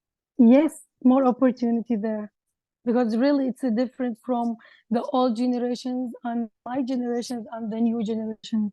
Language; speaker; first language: English; non-native, learner; Arabic